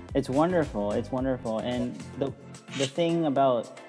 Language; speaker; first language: English; native; English